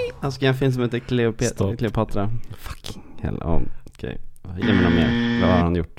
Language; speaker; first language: Swedish; native; Swedish